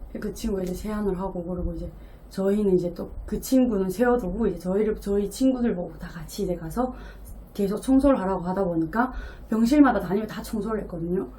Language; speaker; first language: Korean; native; Korean